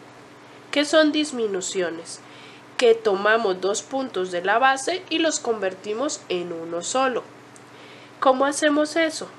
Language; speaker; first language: Spanish; native; Spanish